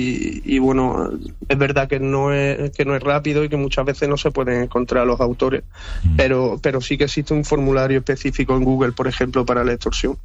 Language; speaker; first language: Spanish; native; Spanish